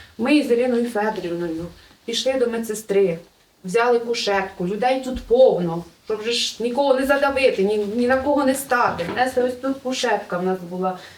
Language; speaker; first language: Ukrainian; native; Ukrainian